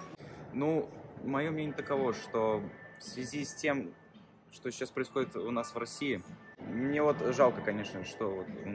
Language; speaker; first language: Russian; native; Russian